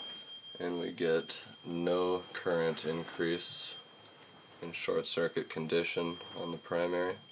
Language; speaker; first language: English; native; English